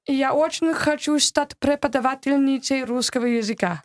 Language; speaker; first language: Russian; non-native, learner; English